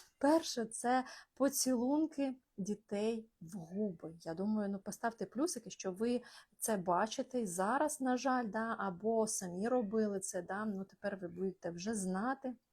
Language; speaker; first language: Ukrainian; non-native, local second language; Russian